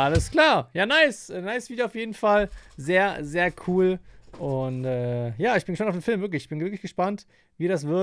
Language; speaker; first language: German; native; German